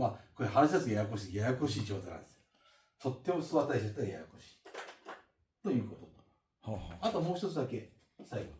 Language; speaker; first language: Japanese; native; Japanese